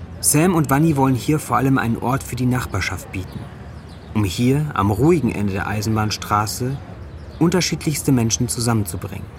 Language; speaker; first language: German; native; German